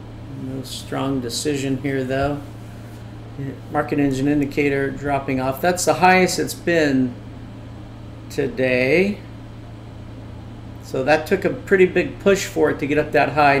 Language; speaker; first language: English; native; English